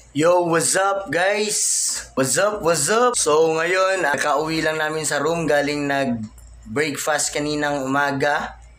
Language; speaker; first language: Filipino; non-native, local second language; Cebuano